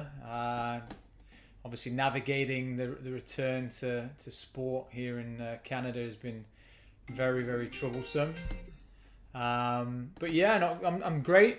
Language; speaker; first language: English; native; English